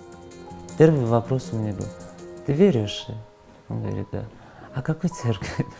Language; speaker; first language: Russian; non-native, fluent; Georgian